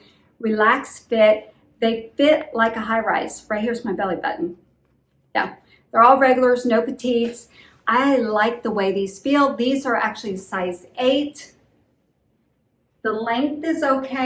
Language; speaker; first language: English; native; English